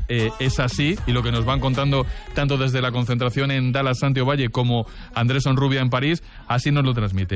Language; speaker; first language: Spanish; native; Spanish